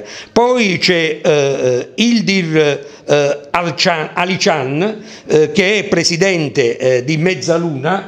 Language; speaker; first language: Italian; native; Italian